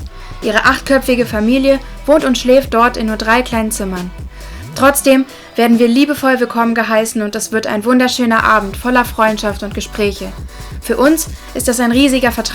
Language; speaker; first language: German; native; German